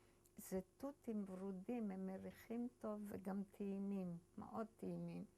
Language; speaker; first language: Hebrew; early bilingual, other home language; Polish